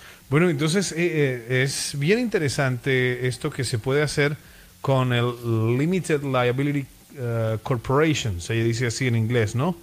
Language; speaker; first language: Spanish; native; Spanish